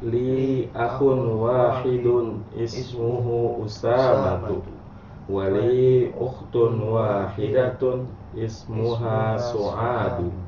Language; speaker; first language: Arabic; non-native, learner; Indonesian